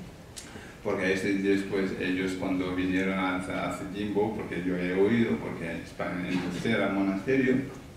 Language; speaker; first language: Spanish; non-native, learner; Tibetan